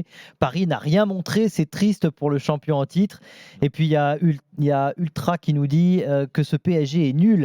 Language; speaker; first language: French; native; French